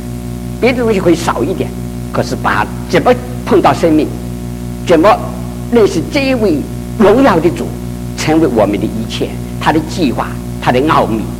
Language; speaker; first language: Chinese; native; Chinese